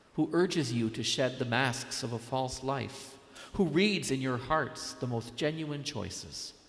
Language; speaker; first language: English; native; English